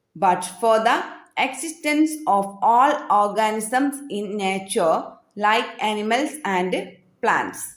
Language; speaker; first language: English; non-native, local second language; Malayalam